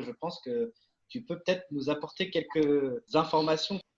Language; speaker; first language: French; native; French